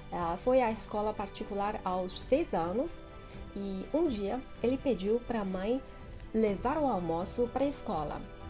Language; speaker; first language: Portuguese; non-native, fluent; Chinese